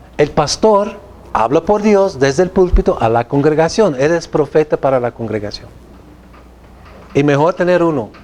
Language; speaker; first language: Spanish; non-native, fluent; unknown